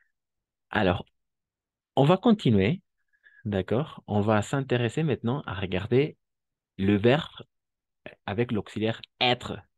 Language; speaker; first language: French; non-native, fluent; Spanish